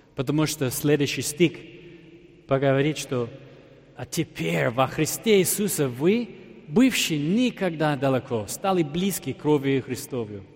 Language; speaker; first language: Russian; non-native, fluent; English